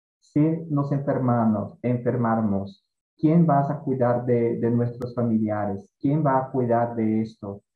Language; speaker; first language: Spanish; non-native, fluent; Portuguese